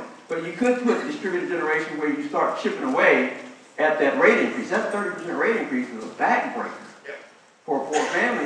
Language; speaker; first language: English; native; English